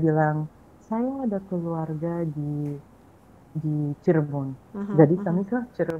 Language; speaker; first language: Indonesian; non-native, fluent; Filipino